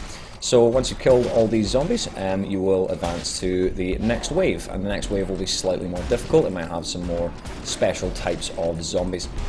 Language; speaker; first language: English; native; English